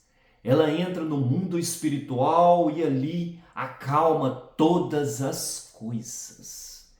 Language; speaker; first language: Portuguese; native; Portuguese